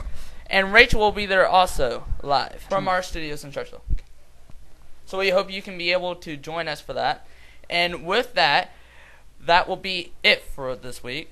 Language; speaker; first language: English; native; English